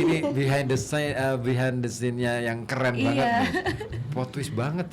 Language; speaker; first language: Indonesian; native; Indonesian